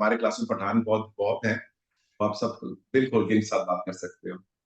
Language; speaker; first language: Hindi; native; Hindi